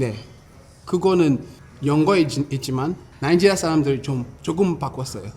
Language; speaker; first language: Korean; non-native, fluent; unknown